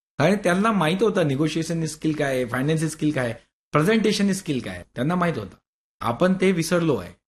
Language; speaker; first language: Marathi; non-native, local second language; Hindi